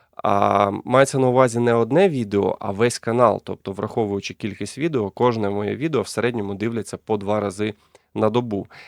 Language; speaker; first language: Ukrainian; non-native, local second language; Russian